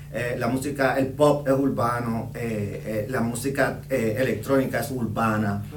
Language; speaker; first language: Spanish; native; Spanish